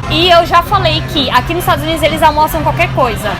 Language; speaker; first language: Portuguese; native; Portuguese